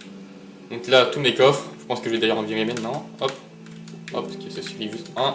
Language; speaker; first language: French; native; French